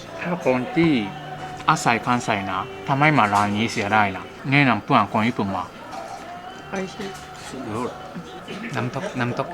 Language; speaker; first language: Thai; non-native, learner; Japanese